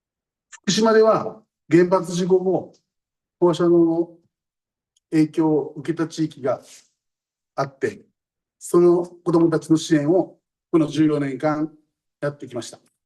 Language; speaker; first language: Japanese; native; Japanese